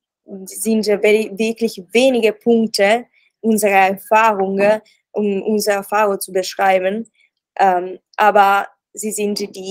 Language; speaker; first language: German; non-native, learner; Italian